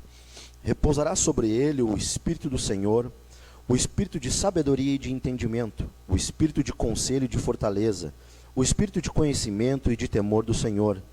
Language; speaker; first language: Portuguese; native; Portuguese